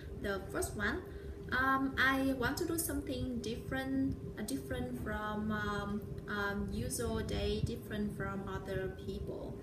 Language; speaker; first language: English; non-native, learner; Vietnamese